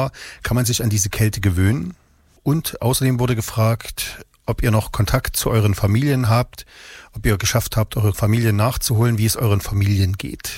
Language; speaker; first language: German; native; German